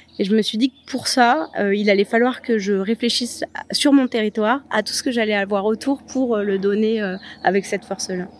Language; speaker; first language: French; native; French